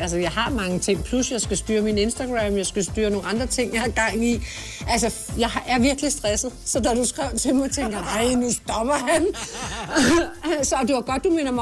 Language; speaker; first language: Danish; native; Danish